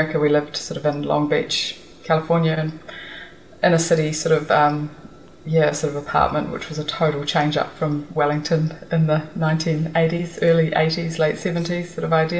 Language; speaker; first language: English; native; English